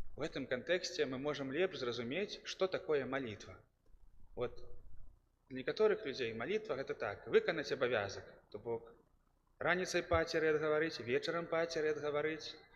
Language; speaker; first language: Belarusian; native; Belarusian